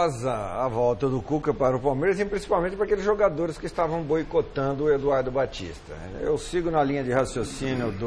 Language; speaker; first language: Portuguese; native; Portuguese